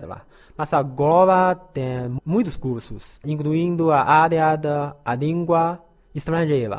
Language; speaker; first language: Portuguese; non-native, learner; Chinese